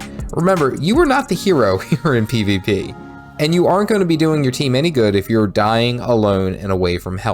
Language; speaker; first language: English; native; English